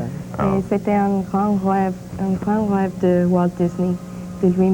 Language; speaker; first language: French; non-native, learner; English